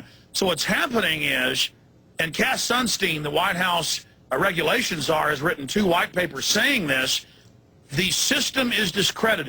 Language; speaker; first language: English; native; English